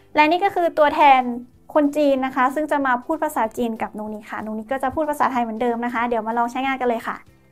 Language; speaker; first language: Thai; native; Thai